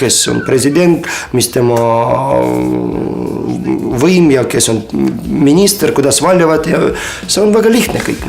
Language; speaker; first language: Estonian; non-native, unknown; Ukrainian